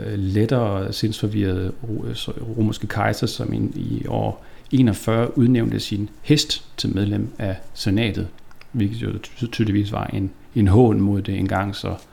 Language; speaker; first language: Danish; native; Danish